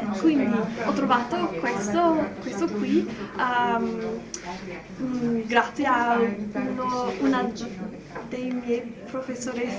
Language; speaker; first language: Italian; non-native, learner; English